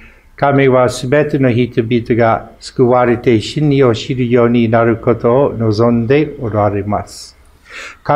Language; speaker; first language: Japanese; non-native, fluent; English